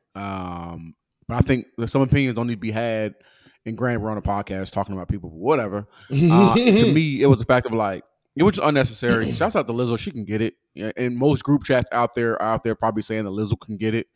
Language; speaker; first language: English; early bilingual, other home language; Yoruba